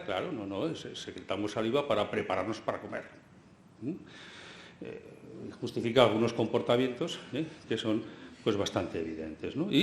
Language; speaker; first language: Spanish; native; Spanish